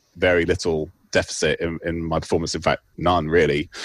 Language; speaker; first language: English; native; English